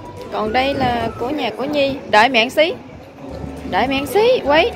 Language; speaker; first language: Vietnamese; native; Vietnamese